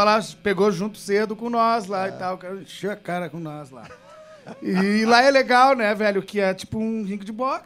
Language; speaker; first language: Portuguese; native; Portuguese